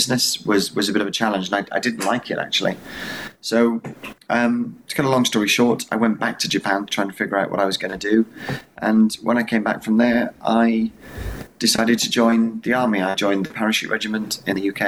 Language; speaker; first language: English; native; English